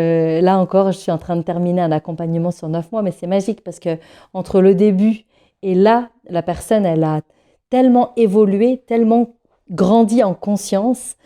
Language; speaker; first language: French; native; French